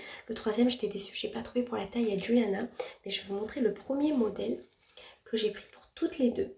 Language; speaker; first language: French; native; French